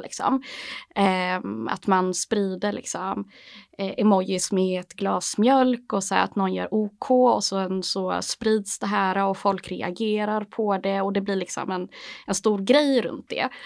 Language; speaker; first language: Swedish; native; Swedish